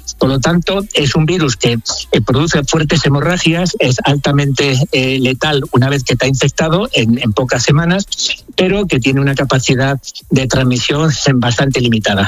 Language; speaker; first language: Spanish; native; Spanish